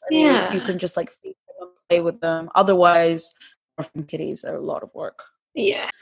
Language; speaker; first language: English; non-native, fluent; Turkish